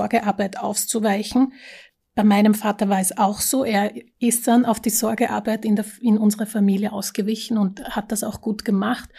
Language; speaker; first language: German; early bilingual, other home language; Slovak